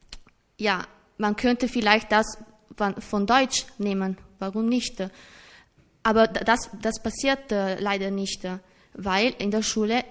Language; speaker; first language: German; non-native, learner; Italian